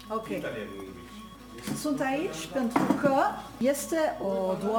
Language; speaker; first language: Romanian; non-native, learner; French